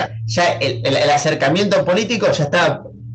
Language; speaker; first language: Spanish; native; Spanish